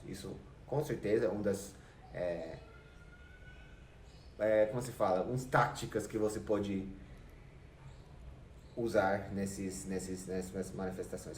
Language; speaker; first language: Portuguese; non-native, fluent; English